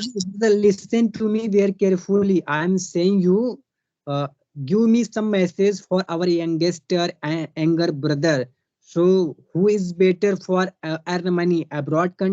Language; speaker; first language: English; non-native, learner; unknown